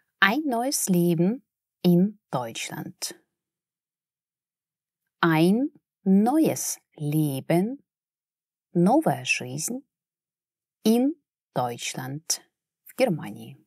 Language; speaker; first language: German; non-native, fluent; Russian